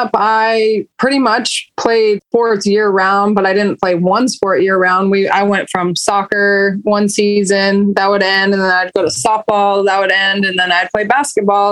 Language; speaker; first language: English; native; English